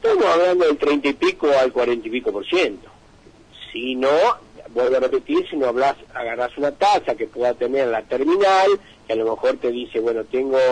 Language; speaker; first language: Spanish; native; Spanish